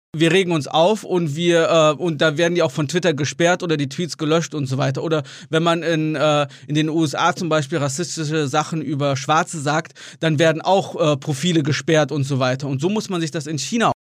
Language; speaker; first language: German; native; German